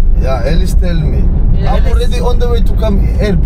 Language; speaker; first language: English; non-native, learner; Indonesian